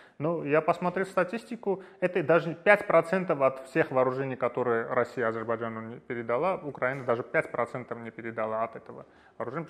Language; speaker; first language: Russian; non-native, fluent; Armenian